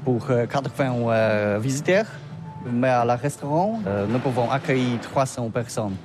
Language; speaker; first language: French; non-native, learner; Polish